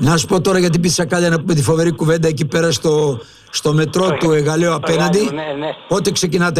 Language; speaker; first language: Greek; native; Greek